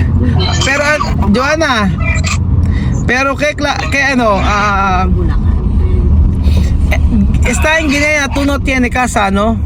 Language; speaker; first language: Spanish; non-native, learner; Filipino